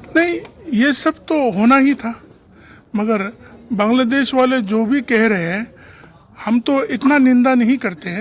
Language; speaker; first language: Hindi; non-native, local second language; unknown